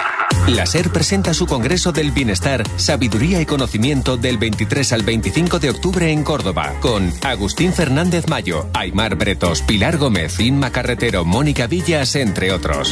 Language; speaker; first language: Spanish; native; Spanish